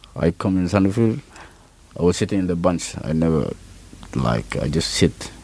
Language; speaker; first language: English; non-native, learner; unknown